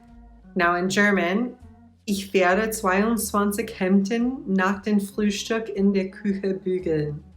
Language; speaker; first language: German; non-native, learner; English